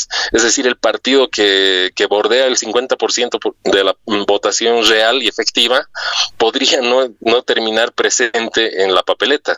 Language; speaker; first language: Spanish; native; Spanish